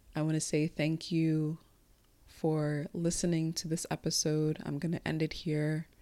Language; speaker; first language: English; early bilingual, other home language; Igbo